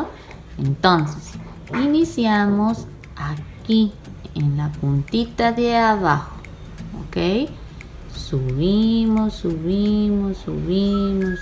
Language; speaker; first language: Spanish; native; Spanish